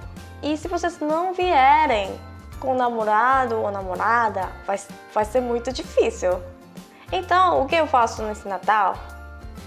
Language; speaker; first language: Portuguese; non-native, fluent; Korean